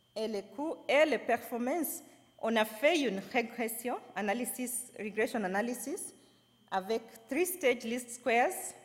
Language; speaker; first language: French; non-native, fluent; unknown